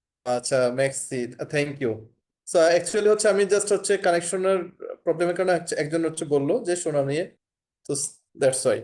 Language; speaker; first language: Bangla; native; Bangla